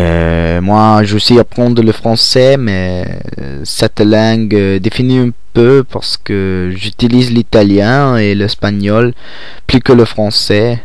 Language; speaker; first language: French; non-native, learner; Polish